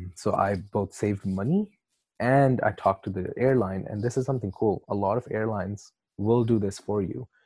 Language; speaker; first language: English; non-native, local second language; Urdu